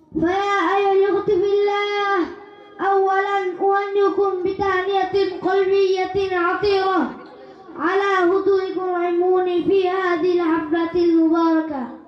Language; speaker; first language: Arabic; non-native, learner; Bangla